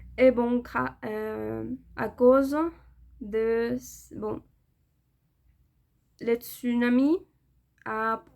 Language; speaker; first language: French; non-native, learner; Spanish